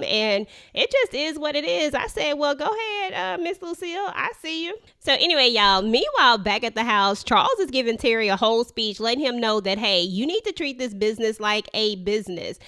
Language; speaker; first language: English; native; English